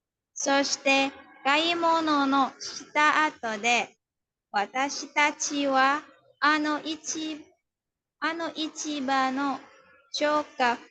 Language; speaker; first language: Japanese; non-native, learner; Indonesian